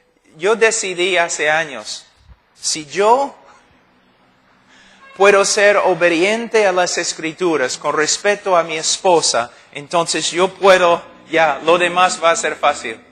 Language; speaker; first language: Spanish; non-native, fluent; English